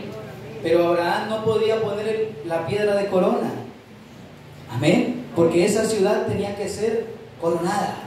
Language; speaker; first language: Spanish; native; Spanish